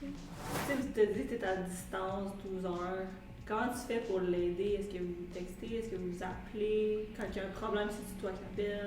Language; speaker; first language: French; native; French